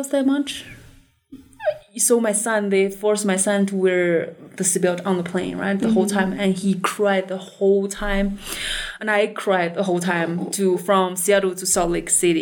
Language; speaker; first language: English; non-native, fluent; Chinese